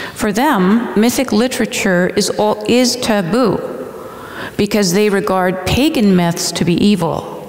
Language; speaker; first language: English; native; English